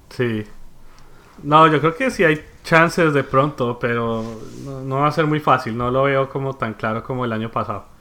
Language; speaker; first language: Spanish; native; Spanish